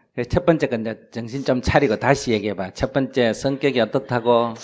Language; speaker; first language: Korean; native; Korean